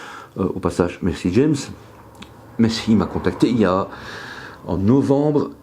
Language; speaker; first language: French; native; French